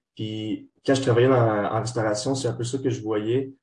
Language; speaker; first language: French; native; French